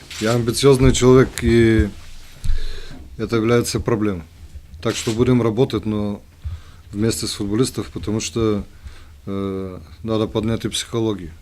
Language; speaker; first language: Russian; non-native, learner; Bulgarian